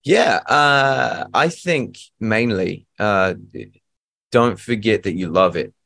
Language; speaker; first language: English; native; English